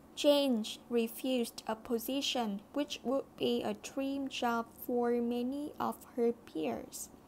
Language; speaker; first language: English; non-native, fluent; Vietnamese